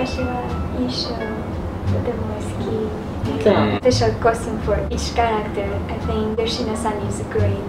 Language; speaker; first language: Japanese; non-native, learner; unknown